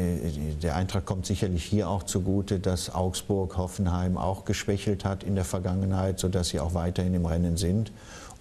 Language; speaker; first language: German; native; German